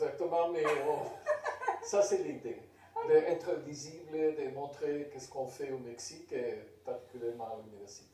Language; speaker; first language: French; non-native, fluent; Spanish